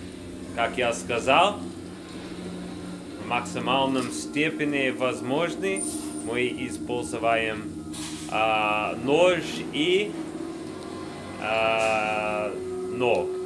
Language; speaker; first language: Russian; non-native, learner; English